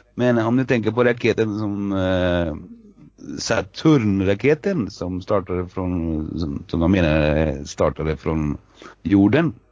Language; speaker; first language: Swedish; non-native, fluent; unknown